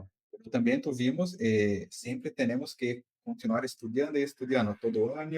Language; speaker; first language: Spanish; non-native, fluent; Portuguese